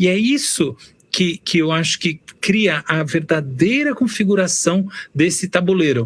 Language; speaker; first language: Portuguese; native; Portuguese